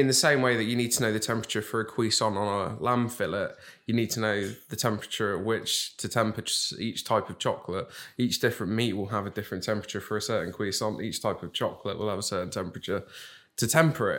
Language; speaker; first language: English; native; English